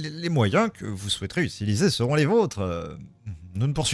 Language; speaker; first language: French; native; French